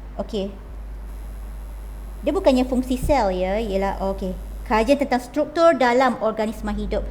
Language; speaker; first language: Malay; native; Malay